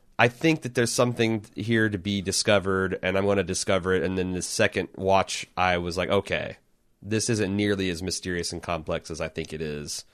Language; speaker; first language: English; native; English